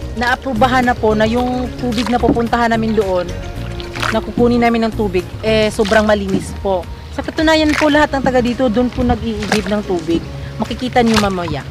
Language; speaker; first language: Filipino; non-native, local second language; Cebuano